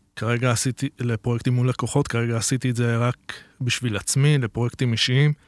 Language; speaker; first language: Hebrew; native; Hebrew